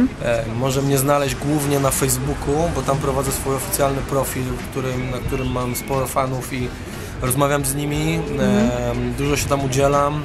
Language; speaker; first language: Polish; native; Polish